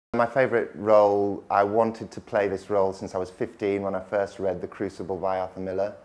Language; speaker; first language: English; native; English